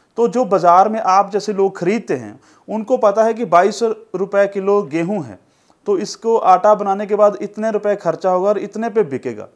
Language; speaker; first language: Hindi; non-native, local second language; Punjabi